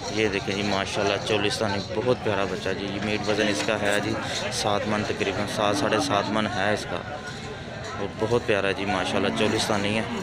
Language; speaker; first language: Urdu; non-native, local second language; Punjabi